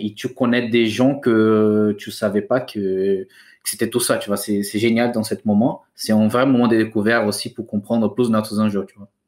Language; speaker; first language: French; non-native, fluent; Portuguese